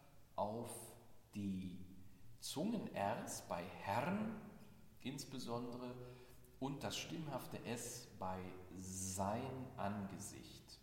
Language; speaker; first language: German; native; German